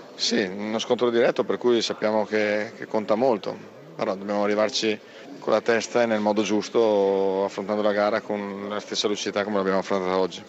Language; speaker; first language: Italian; native; Italian